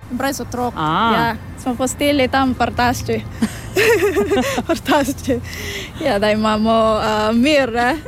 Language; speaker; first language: Slovenian; non-native, learner; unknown